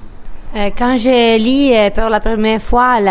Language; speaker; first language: French; non-native, learner; Italian